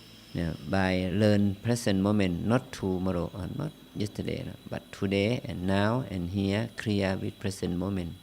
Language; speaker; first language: English; non-native, learner; Thai